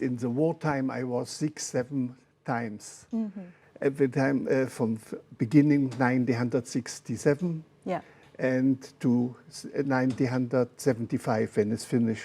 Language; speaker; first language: English; non-native, learner; German